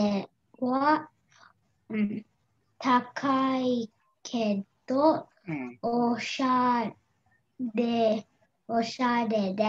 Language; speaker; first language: Japanese; non-native, learner; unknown